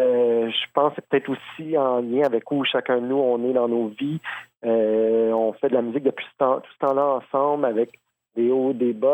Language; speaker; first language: French; native; French